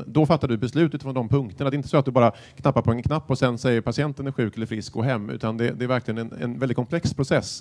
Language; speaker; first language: Swedish; native; Swedish